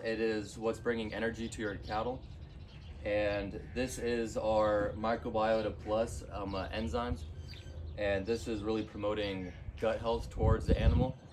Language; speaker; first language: English; native; English